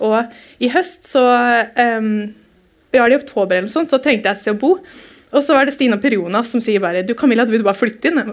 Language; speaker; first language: Norwegian; native; Norwegian